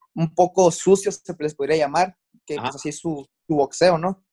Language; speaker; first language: Spanish; native; Spanish